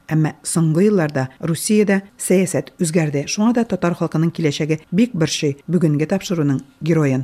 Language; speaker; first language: Tatar; native; Tatar